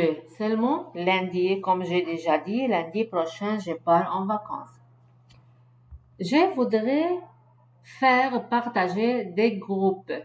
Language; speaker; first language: French; non-native, learner; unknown